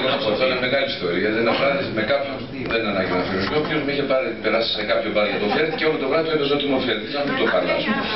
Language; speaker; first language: Greek; native; Greek